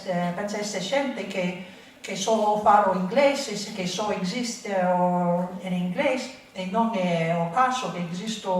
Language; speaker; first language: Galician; non-native, fluent; English